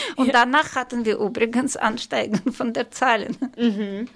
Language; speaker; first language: German; non-native, fluent; Russian